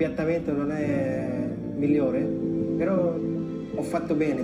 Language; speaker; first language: Italian; non-native, learner; Filipino